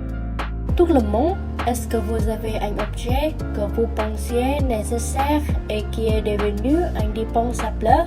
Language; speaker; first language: French; non-native, learner; Vietnamese